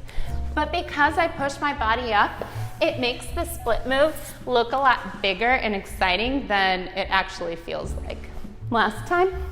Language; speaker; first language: English; native; English